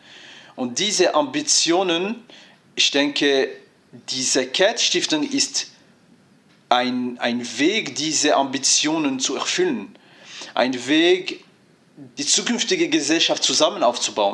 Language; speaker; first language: German; non-native, fluent; French